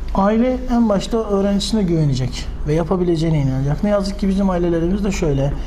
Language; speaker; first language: Turkish; native; Turkish